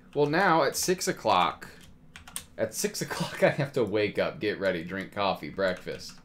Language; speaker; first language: English; native; English